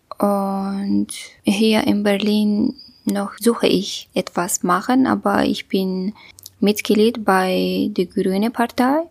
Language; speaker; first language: German; non-native, learner; Kurdish